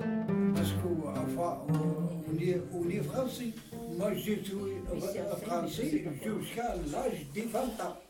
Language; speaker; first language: French; non-native, local second language; Arabic